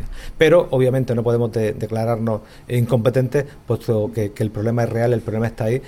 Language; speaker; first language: Spanish; native; Spanish